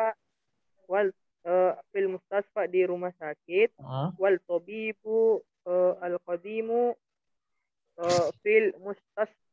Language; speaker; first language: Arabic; non-native, learner; Indonesian